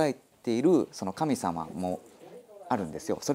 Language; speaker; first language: Japanese; native; Japanese